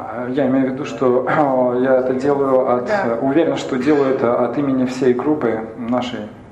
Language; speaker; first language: Russian; native; Russian